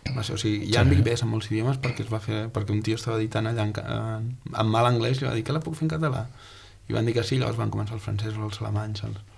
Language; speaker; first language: Catalan; native; Catalan